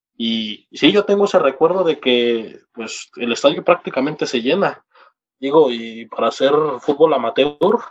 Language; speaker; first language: Spanish; native; Spanish